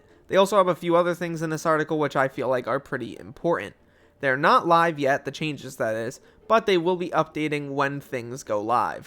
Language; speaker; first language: English; native; English